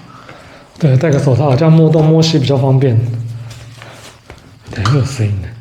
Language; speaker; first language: Chinese; native; Chinese